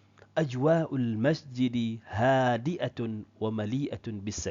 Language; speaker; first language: Arabic; non-native, fluent; Indonesian